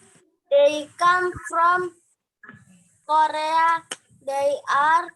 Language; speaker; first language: English; non-native, learner; Indonesian